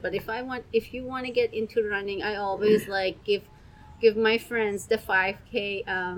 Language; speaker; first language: English; non-native, fluent; Persian